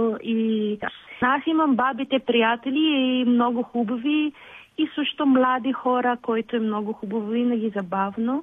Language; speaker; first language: Bulgarian; non-native, learner; Filipino